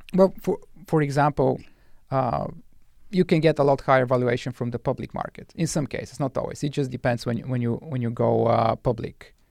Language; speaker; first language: English; non-native, fluent; Bulgarian